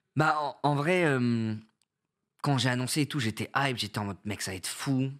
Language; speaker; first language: French; native; French